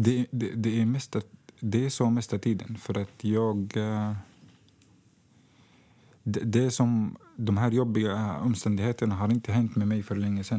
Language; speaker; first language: Swedish; non-native, fluent; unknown